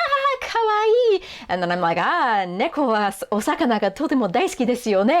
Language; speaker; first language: Japanese; non-native, fluent; English